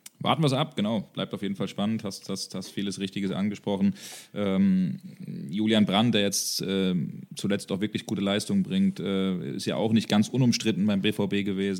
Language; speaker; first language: German; native; German